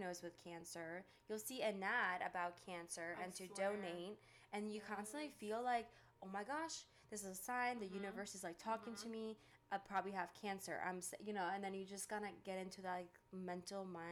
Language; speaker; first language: English; early bilingual, other home language; Greek